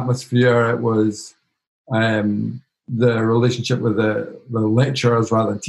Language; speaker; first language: English; native; English